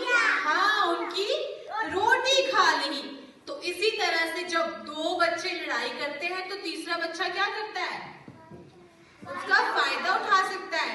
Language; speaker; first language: Hindi; native; Hindi